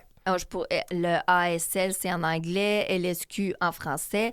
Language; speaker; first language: French; native; French